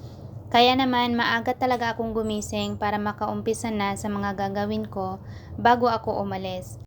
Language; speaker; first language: Filipino; native; Filipino